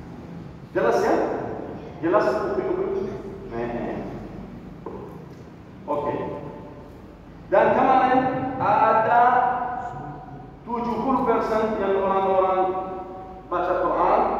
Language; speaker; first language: Indonesian; non-native, learner; Arabic